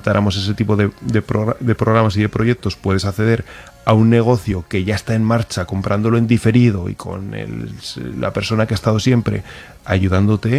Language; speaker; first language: Spanish; native; Spanish